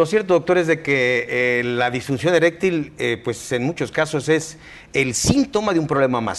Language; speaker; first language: Spanish; native; Spanish